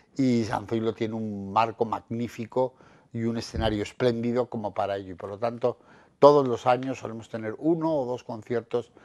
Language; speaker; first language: Spanish; native; Spanish